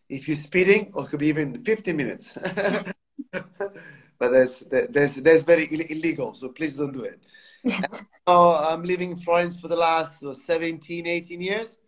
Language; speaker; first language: English; non-native, fluent; Italian